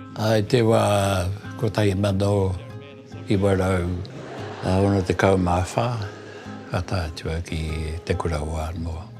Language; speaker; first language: Māori; native; Māori